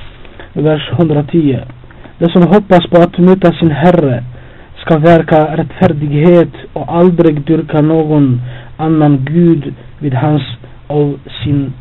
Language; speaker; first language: Swedish; non-native, fluent; Albanian